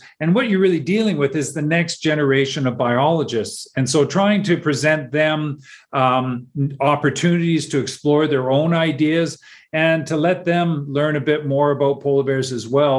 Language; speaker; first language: English; native; English